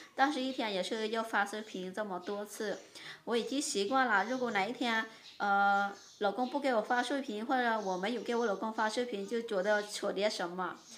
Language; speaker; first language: Chinese; non-native, fluent; Lao